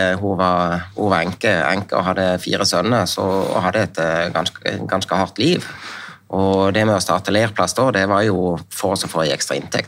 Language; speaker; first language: Norwegian; native; Norwegian